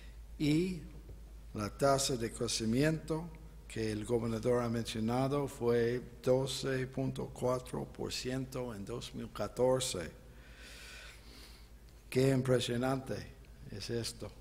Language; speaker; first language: Spanish; non-native, fluent; English